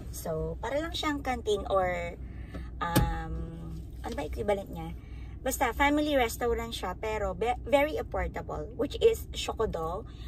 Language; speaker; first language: Filipino; native; Filipino